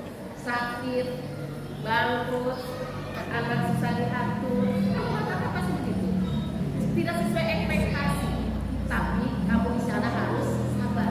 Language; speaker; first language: Indonesian; native; Indonesian